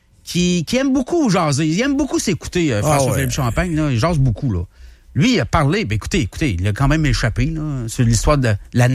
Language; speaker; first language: French; native; French